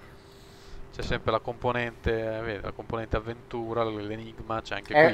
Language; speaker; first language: Italian; native; Italian